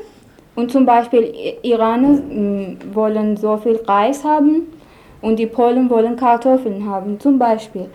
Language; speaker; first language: German; non-native, learner; Persian